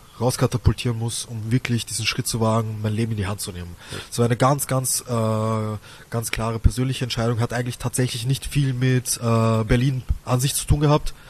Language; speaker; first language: German; native; German